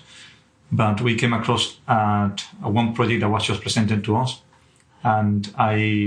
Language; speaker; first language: English; non-native, fluent; Spanish